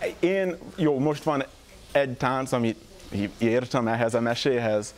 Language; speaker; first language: Hungarian; non-native, fluent; English